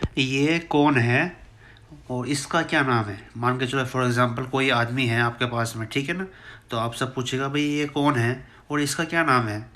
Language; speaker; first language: Urdu; native; Urdu